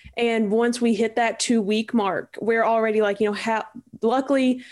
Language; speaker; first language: English; native; English